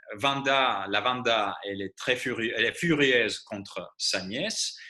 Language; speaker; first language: French; non-native, fluent; Greek